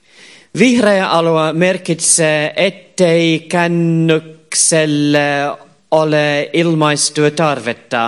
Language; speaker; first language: Finnish; non-native, fluent; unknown